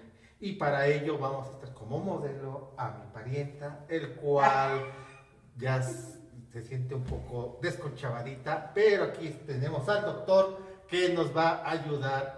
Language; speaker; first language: Spanish; native; Spanish